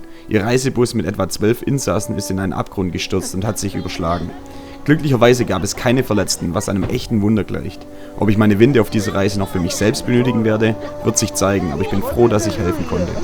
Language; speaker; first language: German; native; German